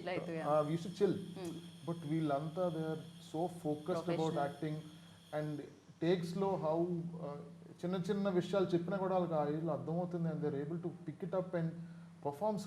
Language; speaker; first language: Telugu; native; Telugu